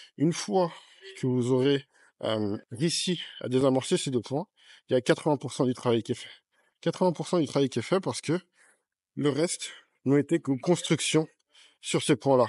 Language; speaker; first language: French; native; French